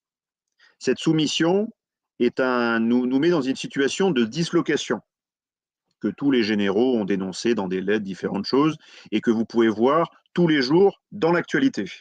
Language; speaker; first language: French; native; French